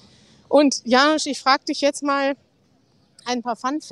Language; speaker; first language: German; native; German